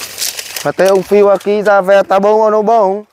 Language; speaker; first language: Portuguese; non-native, learner; Vietnamese